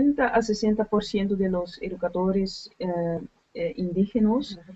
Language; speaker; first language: Spanish; non-native, learner; Dutch